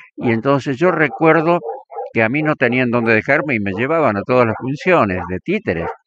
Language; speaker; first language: Spanish; native; Spanish